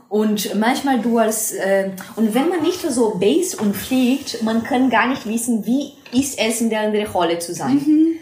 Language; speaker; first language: German; non-native, fluent; Portuguese